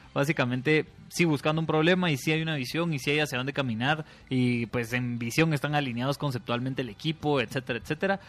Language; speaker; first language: Spanish; native; Spanish